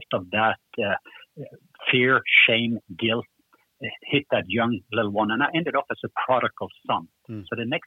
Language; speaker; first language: English; non-native, fluent; Norwegian